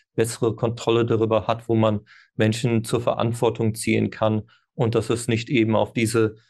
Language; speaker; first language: German; non-native, fluent; English